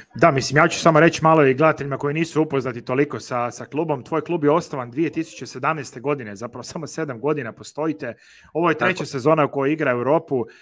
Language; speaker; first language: Croatian; native; Croatian